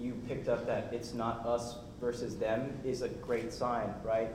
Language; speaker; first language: English; native; English